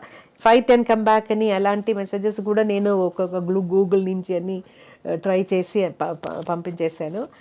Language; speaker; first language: Telugu; non-native, local second language; Malayalam